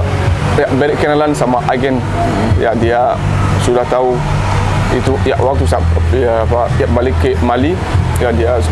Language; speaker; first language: Indonesian; non-native, learner; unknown